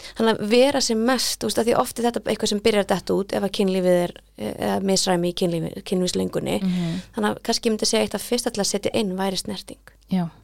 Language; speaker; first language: Icelandic; native; Icelandic